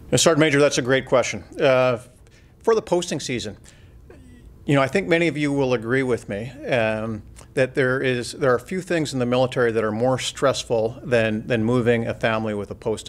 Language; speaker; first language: English; native; English